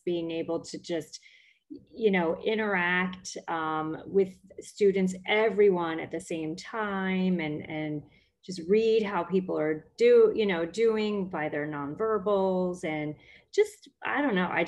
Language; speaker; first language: English; native; English